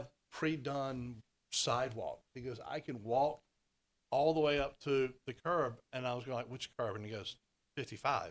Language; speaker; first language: English; native; English